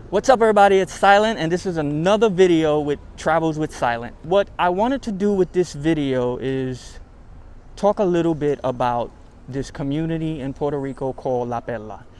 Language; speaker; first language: English; native; English